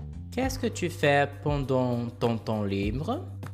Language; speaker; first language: French; non-native, fluent; Portuguese